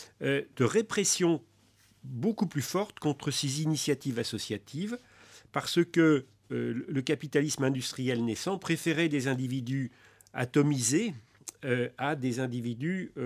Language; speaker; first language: French; native; French